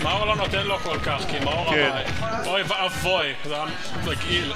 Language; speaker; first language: Hebrew; native; Hebrew